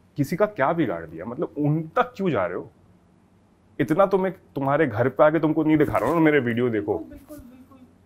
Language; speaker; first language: Hindi; native; Hindi